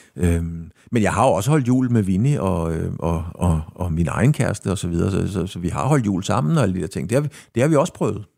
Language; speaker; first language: Danish; native; Danish